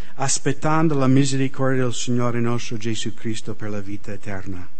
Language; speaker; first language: Italian; non-native, fluent; English